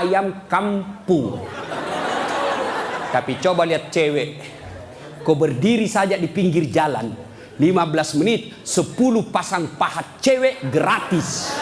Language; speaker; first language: Indonesian; native; Indonesian